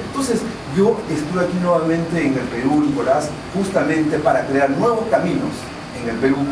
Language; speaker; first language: Spanish; non-native, local second language; Shipibo-Conibo